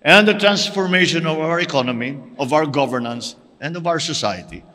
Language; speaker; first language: English; non-native, local second language; Filipino